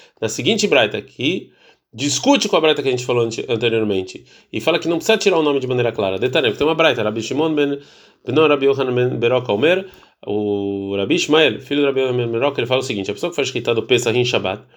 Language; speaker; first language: Portuguese; early bilingual, heritage; Portuguese